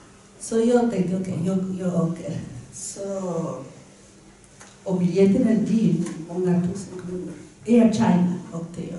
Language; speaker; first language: Swedish; non-native, fluent; Spanish